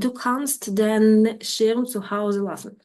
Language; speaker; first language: German; non-native, fluent; Ukrainian